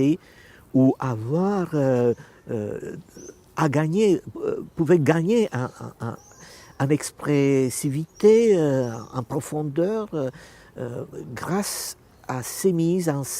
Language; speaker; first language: French; non-native, fluent; Romanian